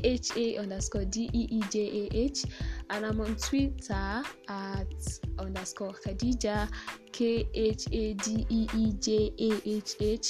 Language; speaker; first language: English; non-native, local second language; Yoruba